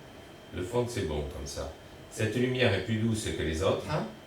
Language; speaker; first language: French; native; French